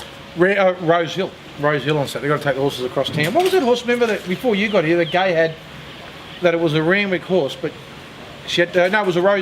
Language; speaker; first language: English; native; English